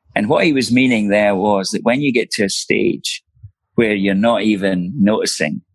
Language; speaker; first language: English; native; English